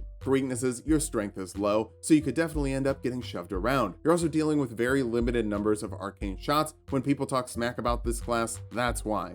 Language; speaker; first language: English; native; English